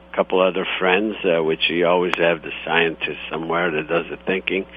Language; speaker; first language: English; non-native, fluent; Croatian